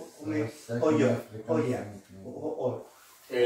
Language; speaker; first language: Russian; non-native, learner; Indonesian